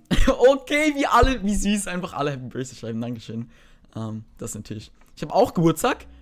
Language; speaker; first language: German; native; German